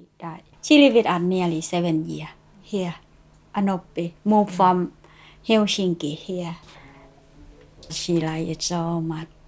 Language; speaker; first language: English; non-native, learner; Thai